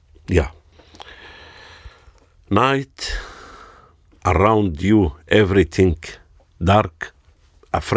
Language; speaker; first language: English; non-native, learner; Arabic